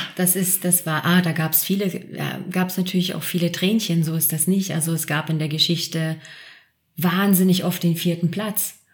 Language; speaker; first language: German; native; German